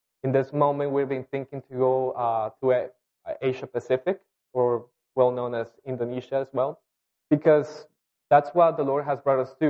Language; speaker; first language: English; non-native, fluent; Spanish